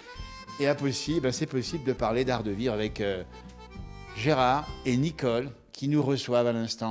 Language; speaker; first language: French; native; French